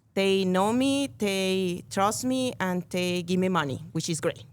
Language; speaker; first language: English; non-native, learner; Spanish